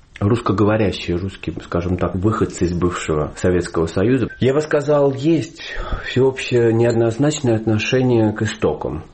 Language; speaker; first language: Russian; native; Russian